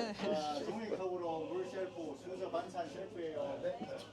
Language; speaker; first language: Korean; native; Korean